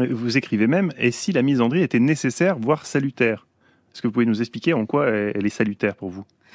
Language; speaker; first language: French; native; French